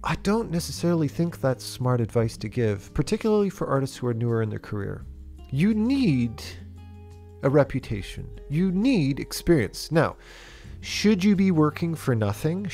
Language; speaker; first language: English; native; English